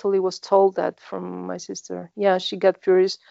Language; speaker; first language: English; non-native, fluent; Greek